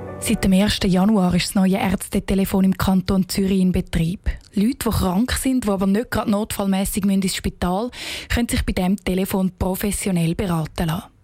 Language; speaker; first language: German; native; German